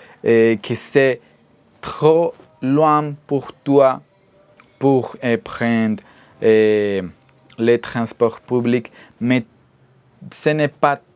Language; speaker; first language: French; non-native, learner; Spanish